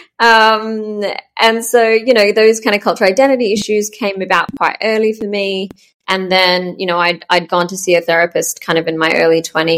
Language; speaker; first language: English; native; English